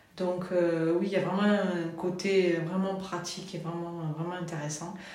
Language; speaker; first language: French; native; French